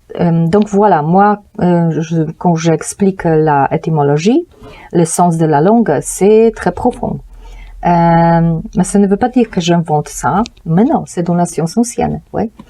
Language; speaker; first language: French; non-native, fluent; Polish